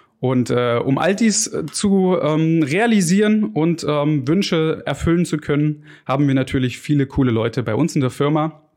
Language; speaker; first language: German; native; German